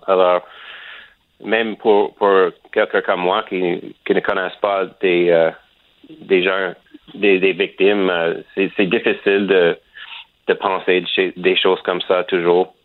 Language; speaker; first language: French; non-native, learner; English